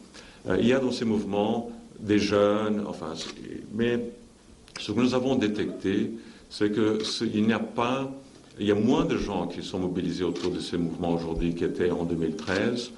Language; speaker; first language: French; non-native, fluent; Portuguese